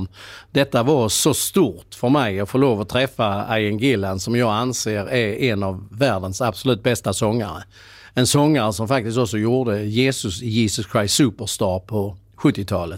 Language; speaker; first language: Swedish; native; Swedish